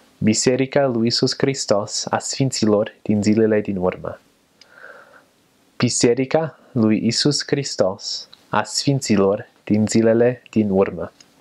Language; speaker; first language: Romanian; non-native, fluent; English